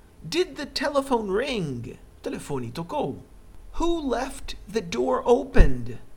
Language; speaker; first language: English; non-native, fluent; Portuguese